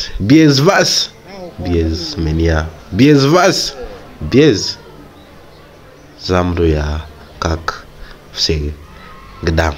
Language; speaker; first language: Russian; non-native, fluent; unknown